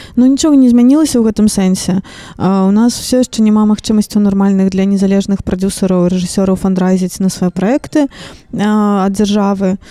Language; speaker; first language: Belarusian; native; Belarusian